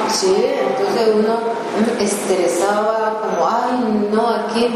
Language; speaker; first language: Spanish; non-native, learner; Japanese